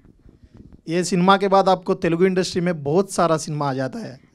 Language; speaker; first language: Hindi; non-native, local second language; Telugu